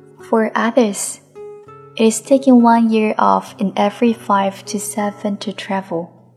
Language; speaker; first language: English; non-native, fluent; Chinese